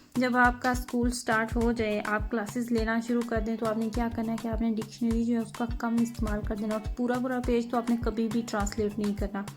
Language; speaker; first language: Urdu; native; Urdu